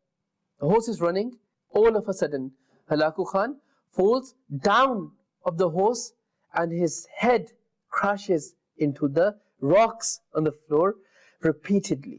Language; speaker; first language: English; non-native, local second language; Urdu